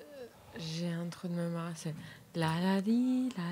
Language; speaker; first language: French; non-native, fluent; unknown